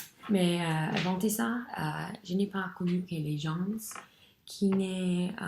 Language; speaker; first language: French; non-native, learner; English